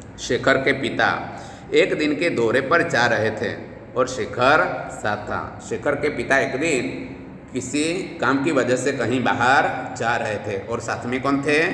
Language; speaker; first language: Hindi; non-native, local second language; Gujarati